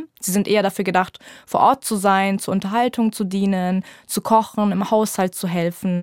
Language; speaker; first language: German; native; German